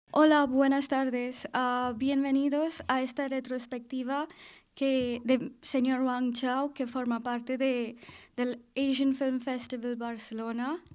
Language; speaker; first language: Spanish; non-native, fluent; Chinese